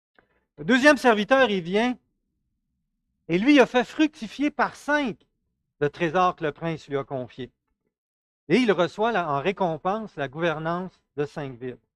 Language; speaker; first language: French; native; French